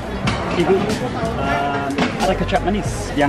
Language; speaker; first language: Indonesian; non-native, fluent; English